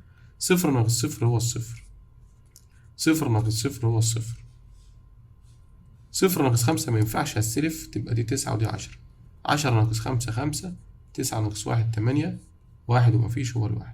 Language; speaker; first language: Arabic; native; Arabic